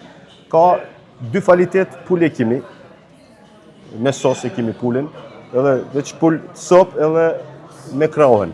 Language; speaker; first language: Albanian; early bilingual, heritage; Albanian